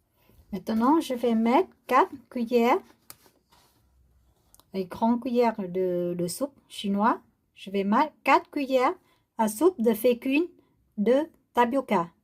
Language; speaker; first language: French; non-native, learner; Vietnamese